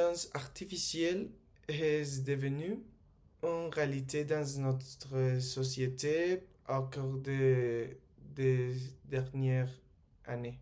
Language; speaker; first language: French; non-native, learner; Spanish